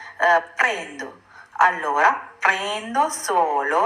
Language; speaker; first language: Italian; non-native, fluent; Sinhala